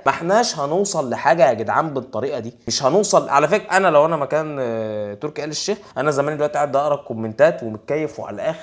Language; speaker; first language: Arabic; native; Arabic